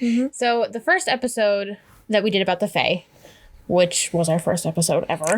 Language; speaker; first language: English; native; English